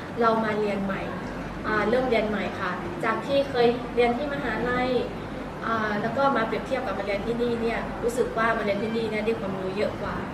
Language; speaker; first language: Thai; native; Thai